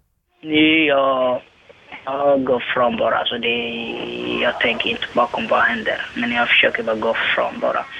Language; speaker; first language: Swedish; non-native, learner; Somali